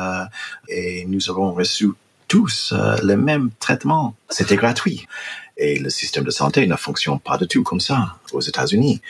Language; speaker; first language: French; non-native, fluent; English